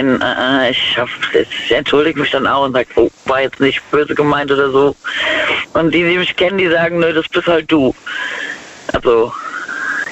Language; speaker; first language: German; native; German